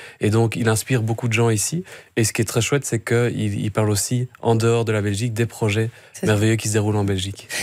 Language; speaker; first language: French; native; French